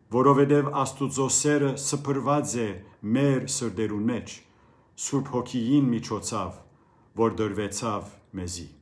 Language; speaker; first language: Armenian; early bilingual, heritage; Armenian